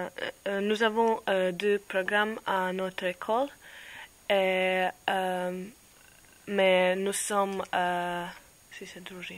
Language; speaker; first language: French; non-native, learner; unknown